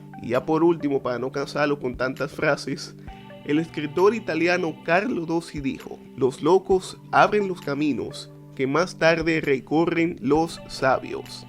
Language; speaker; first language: Spanish; native; Spanish